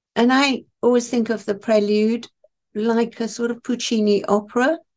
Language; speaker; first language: English; non-native, local second language; Persian